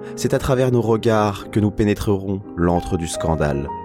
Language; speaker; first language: French; non-native, fluent; Portuguese